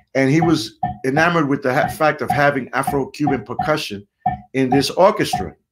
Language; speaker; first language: English; early bilingual, other home language; Spanish